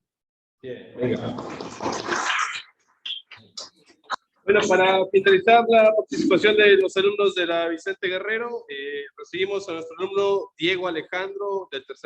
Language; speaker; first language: Spanish; native; Spanish